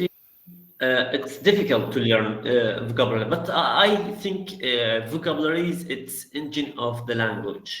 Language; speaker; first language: English; non-native, learner; Arabic